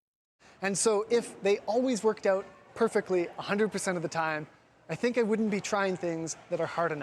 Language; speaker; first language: English; native; English